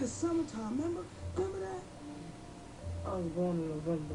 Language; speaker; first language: English; native; English